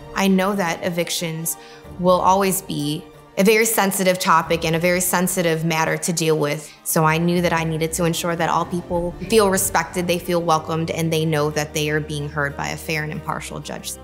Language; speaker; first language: English; native; English